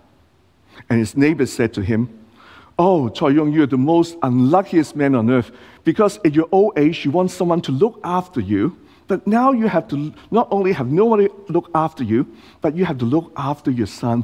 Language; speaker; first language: English; non-native, local second language; Cantonese